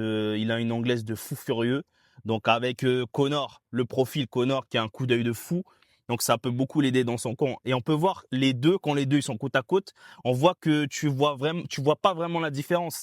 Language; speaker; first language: French; native; French